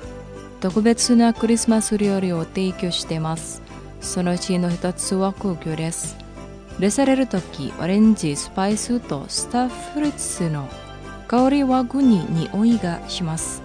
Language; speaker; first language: Japanese; non-native, fluent; Indonesian